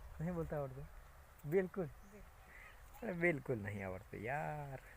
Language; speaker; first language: Gujarati; non-native, local second language; Bhili